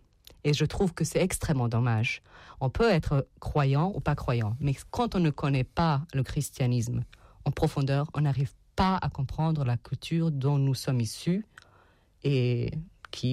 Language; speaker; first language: French; non-native, fluent; Serbian